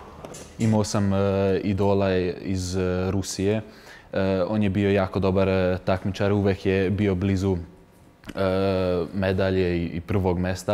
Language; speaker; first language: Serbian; non-native, local second language; Hungarian